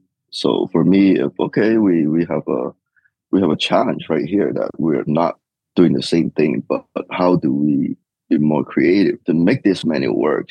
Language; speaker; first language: English; non-native, local second language; Cantonese